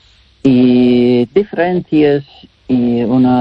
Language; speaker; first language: Spanish; non-native, learner; English